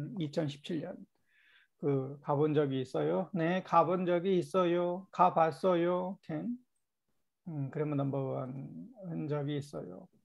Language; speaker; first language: Korean; native; Korean